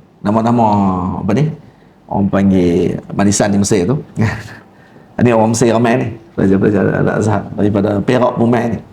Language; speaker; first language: Malay; native; Malay